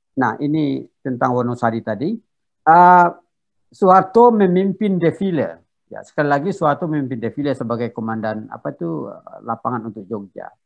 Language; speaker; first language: Indonesian; non-native, local second language; Minangkabau